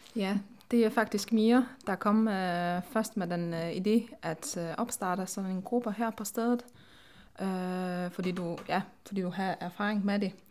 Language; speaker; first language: Danish; non-native, fluent; Polish